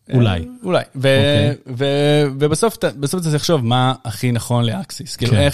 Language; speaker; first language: Hebrew; native; Hebrew